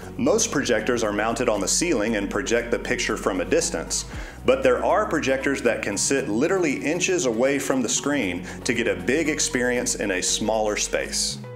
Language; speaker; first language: English; native; English